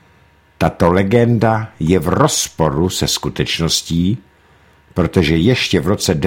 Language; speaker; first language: Czech; native; Czech